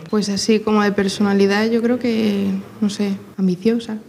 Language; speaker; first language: Spanish; native; Spanish